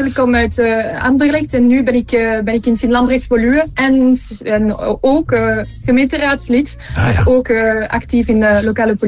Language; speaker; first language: Dutch; non-native, local second language; French